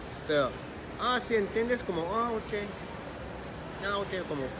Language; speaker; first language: Spanish; non-native, learner; Japanese